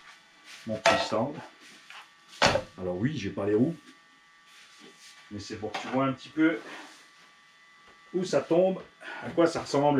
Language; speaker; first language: French; native; French